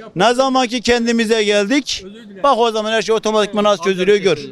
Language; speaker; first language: Turkish; native; Turkish